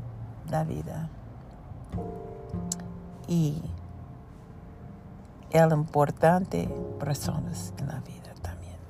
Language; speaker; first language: Spanish; non-native, learner; English